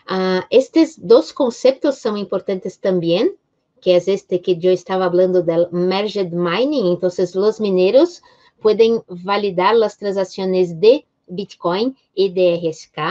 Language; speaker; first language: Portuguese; non-native, fluent; Spanish